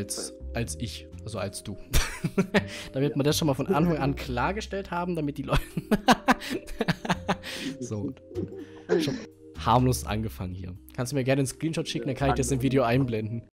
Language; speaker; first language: German; native; German